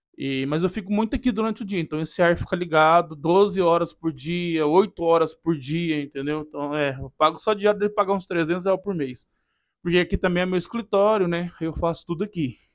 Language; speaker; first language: Portuguese; native; Portuguese